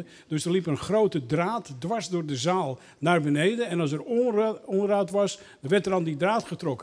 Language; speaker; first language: Dutch; native; Dutch